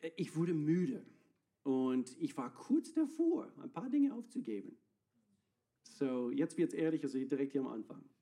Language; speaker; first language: German; non-native, fluent; English